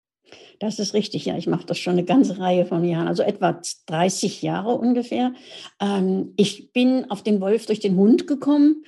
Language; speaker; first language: German; native; German